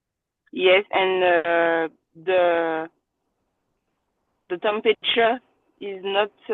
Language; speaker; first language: English; non-native, learner; French